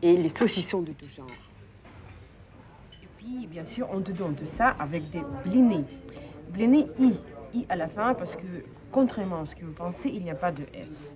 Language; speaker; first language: French; non-native, fluent; Russian